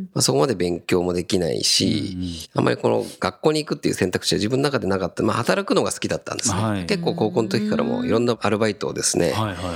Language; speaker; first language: Japanese; native; Japanese